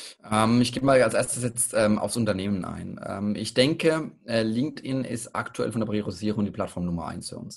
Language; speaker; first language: German; native; German